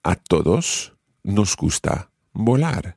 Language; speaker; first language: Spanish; non-native, fluent; English